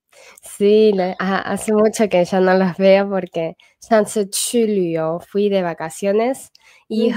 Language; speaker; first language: Spanish; non-native, fluent; Chinese